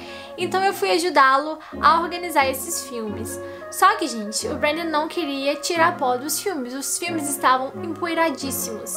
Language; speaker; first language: Portuguese; native; Portuguese